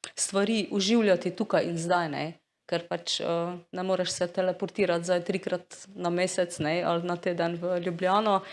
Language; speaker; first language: Slovenian; native; Slovenian